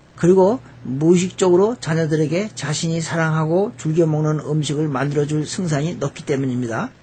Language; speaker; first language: Korean; native; Korean